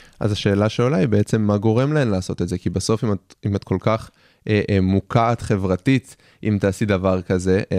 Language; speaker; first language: Hebrew; native; Hebrew